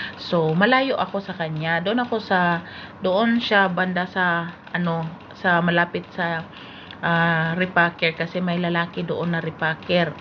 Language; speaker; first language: Filipino; native; Filipino